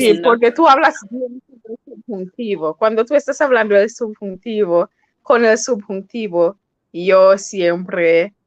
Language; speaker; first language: Spanish; non-native, fluent; English